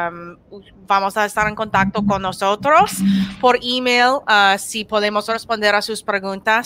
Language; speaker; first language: Spanish; non-native, learner; English